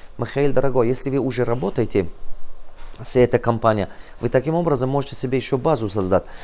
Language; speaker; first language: Russian; non-native, local second language; Tajik